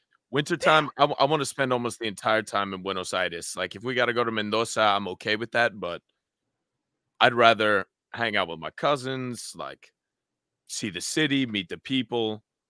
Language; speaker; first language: English; early bilingual, other home language; Spanish